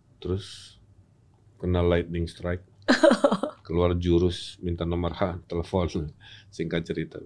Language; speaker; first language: Indonesian; native; Indonesian